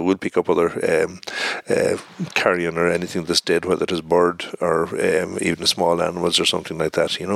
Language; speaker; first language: English; native; English